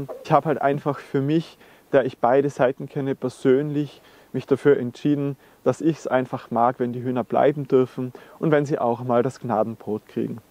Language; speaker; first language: German; native; German